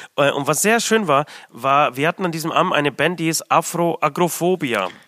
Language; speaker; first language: German; early bilingual, other home language; Polish